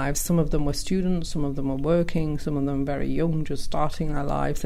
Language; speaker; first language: English; early bilingual, other home language; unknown